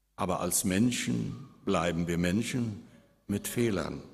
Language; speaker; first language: German; early bilingual, heritage; Spanish